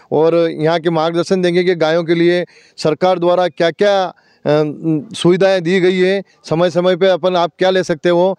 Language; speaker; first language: Hindi; native; Hindi